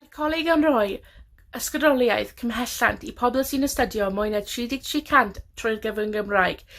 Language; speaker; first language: Welsh; non-native, local second language; English